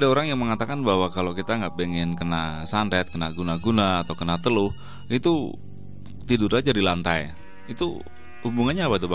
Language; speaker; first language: Indonesian; native; Indonesian